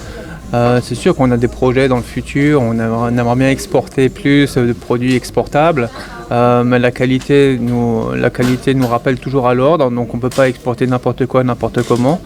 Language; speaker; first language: French; native; French